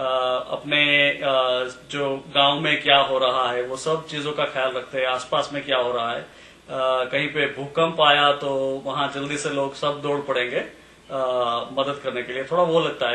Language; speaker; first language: Hindi; native; Hindi